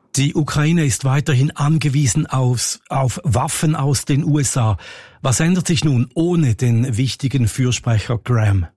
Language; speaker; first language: German; native; German